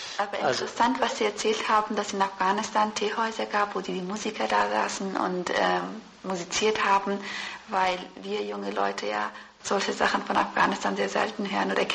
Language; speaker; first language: German; early bilingual, other home language; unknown